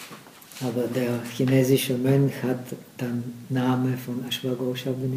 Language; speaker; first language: German; non-native, fluent; Czech